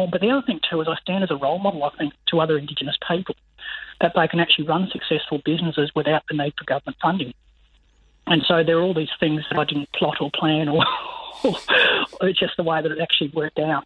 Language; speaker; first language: English; native; English